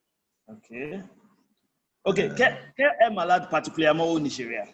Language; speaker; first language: French; non-native, fluent; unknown